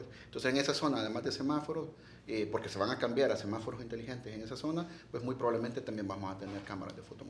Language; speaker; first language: Spanish; native; Spanish